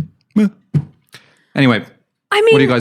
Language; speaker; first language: English; native; English